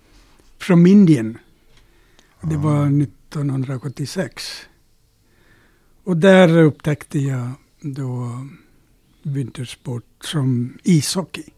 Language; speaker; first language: Swedish; non-native, fluent; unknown